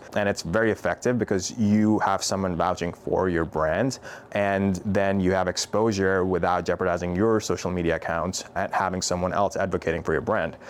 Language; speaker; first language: English; non-native, local second language; Urdu